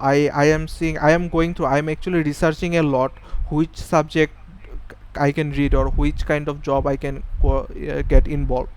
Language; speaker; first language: English; non-native, fluent; Bangla